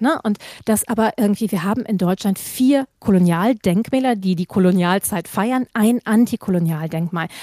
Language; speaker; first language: German; native; German